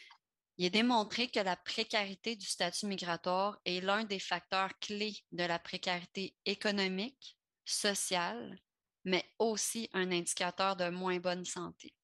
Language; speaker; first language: French; native; French